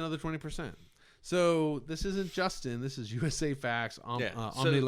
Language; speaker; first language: English; native; English